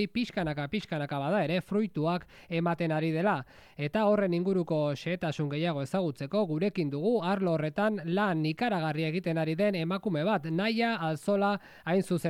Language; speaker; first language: Basque; native; Basque